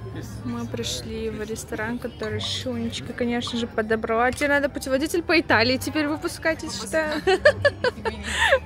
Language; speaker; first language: Russian; native; Russian